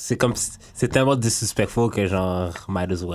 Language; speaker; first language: French; native; French